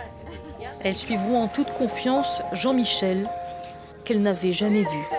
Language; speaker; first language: French; native; French